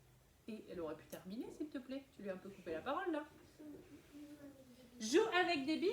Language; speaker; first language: French; native; French